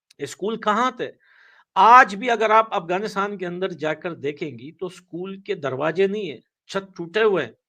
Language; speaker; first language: Hindi; non-native, fluent; Pashto